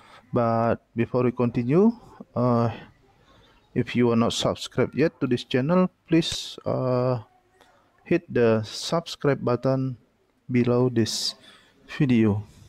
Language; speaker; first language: English; non-native, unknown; Indonesian